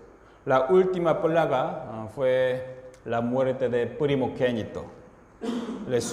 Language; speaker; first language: Spanish; non-native, fluent; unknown